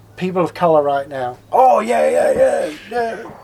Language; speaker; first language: English; native; English